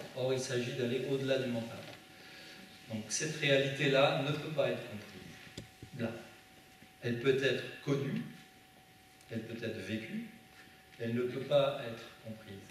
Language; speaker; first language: French; native; French